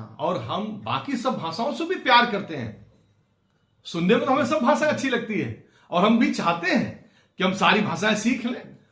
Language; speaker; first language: Hindi; native; Hindi